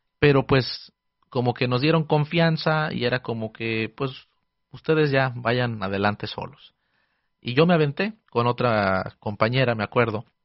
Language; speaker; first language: Spanish; early bilingual, heritage; Spanish